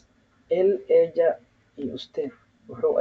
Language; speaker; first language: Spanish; non-native, learner; Somali